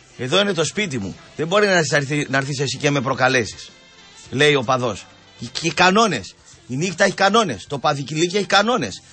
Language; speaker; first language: Greek; native; Greek